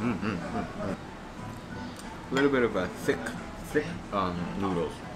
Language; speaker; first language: English; non-native, fluent; Japanese